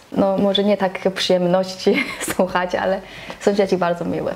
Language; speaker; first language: Polish; non-native, learner; Chinese